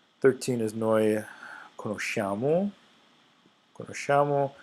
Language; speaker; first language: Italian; non-native, fluent; English